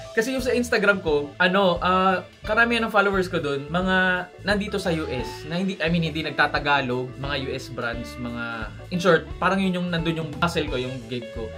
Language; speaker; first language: Filipino; native; Filipino